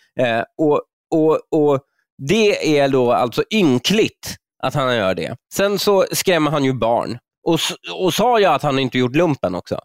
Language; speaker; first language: Swedish; early bilingual, other home language; Persian